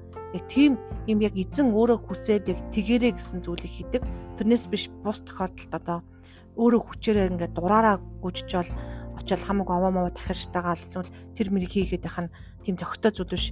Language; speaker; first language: Mongolian; native; Mongolian